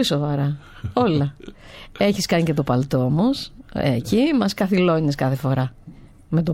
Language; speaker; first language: Greek; native; Greek